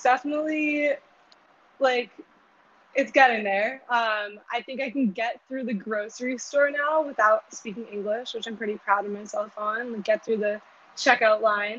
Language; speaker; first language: English; native; English